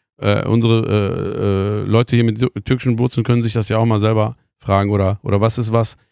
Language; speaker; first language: German; early bilingual, other home language; Persian